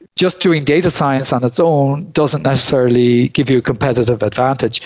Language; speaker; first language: English; native; English